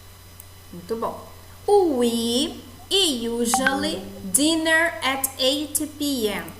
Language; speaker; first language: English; non-native, fluent; Portuguese